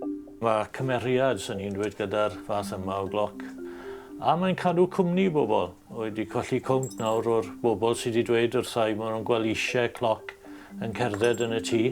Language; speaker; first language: Welsh; native; Welsh